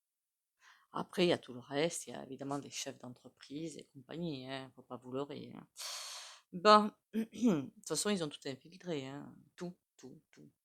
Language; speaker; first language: French; native; French